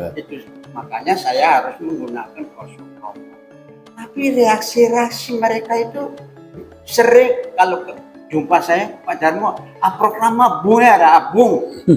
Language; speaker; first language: Indonesian; non-native, fluent; Javanese